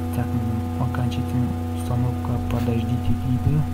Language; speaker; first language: Russian; non-native, local second language; Kazakh